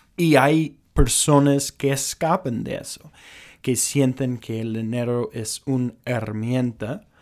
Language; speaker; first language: Spanish; non-native, fluent; English